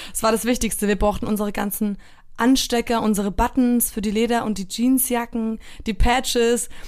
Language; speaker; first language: German; early bilingual, other home language; Polish